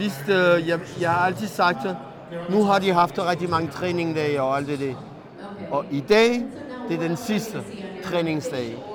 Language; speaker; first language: Danish; non-native, fluent; French